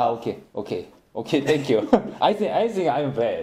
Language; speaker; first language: English; non-native, learner; Korean